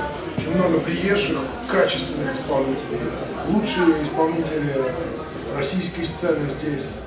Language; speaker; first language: Russian; native; Russian